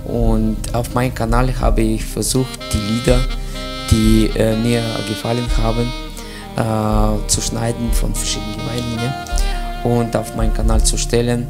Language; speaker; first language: German; non-native, fluent; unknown